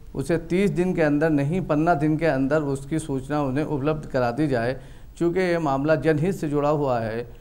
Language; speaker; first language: Hindi; native; Hindi